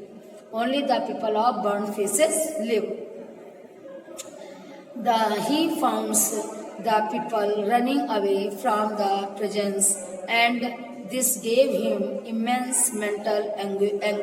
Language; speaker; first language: English; non-native, local second language; Hindi